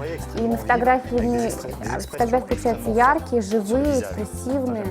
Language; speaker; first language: Russian; native; Russian